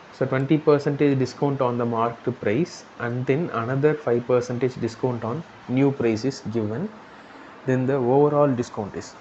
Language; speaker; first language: English; non-native, local second language; Tamil